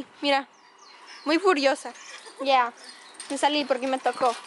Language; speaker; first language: Spanish; early bilingual, heritage; Spanish